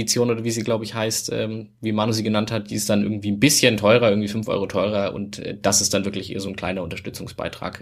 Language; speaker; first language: German; native; German